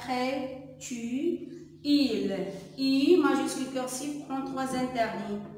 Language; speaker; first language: French; non-native, local second language; Arabic